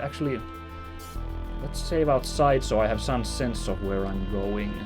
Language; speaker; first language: English; native; English